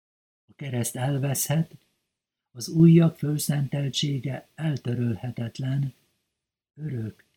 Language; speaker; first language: Hungarian; native; Hungarian